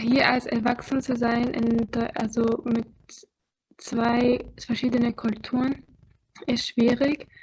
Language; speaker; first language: German; non-native, fluent; Arabic